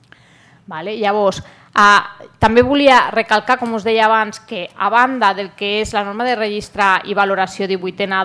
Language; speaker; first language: Catalan; native; Catalan